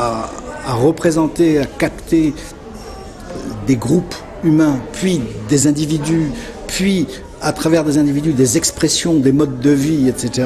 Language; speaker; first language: French; native; French